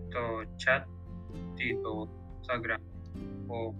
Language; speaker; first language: Japanese; non-native, learner; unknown